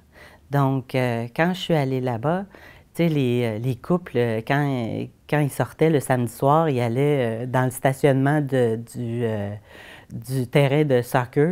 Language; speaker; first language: French; native; French